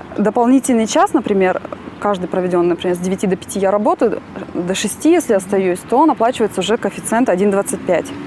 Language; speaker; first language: Russian; native; Russian